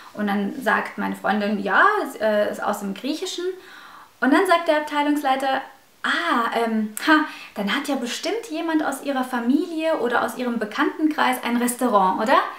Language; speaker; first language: German; early bilingual, other home language; Russian